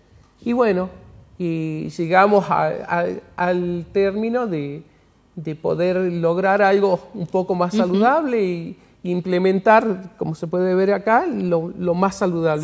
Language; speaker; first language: Spanish; native; Spanish